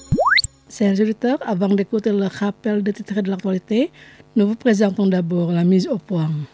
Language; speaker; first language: French; non-native, fluent; Indonesian